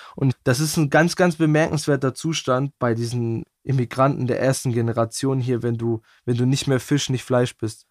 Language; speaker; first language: German; native; German